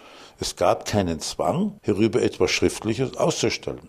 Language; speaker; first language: German; native; German